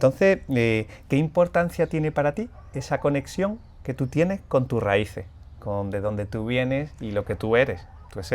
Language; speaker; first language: Spanish; native; Spanish